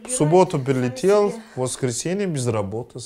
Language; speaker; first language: Russian; non-native, learner; Turkish